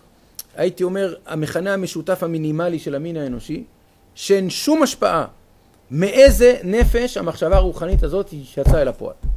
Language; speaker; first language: Hebrew; native; Hebrew